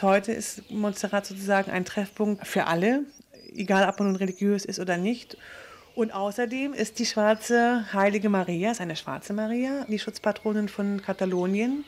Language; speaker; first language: German; native; German